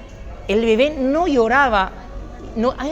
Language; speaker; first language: Spanish; non-native, fluent; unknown